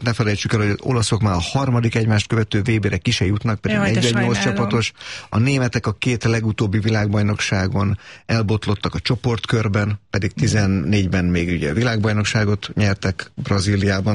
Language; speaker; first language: Hungarian; native; Hungarian